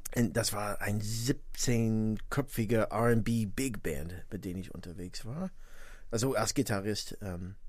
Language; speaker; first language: German; non-native, fluent; English